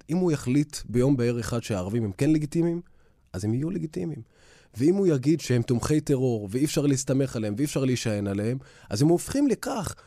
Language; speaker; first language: Hebrew; non-native, local second language; Arabic